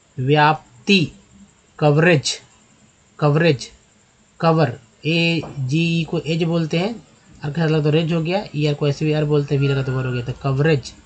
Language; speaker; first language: Hindi; native; Hindi